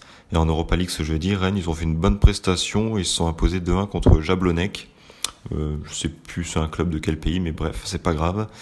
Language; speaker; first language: French; native; French